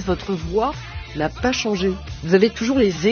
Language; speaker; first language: French; native; French